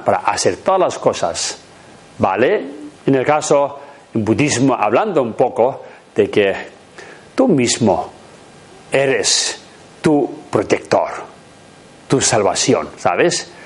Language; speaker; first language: Spanish; non-native, learner; Tibetan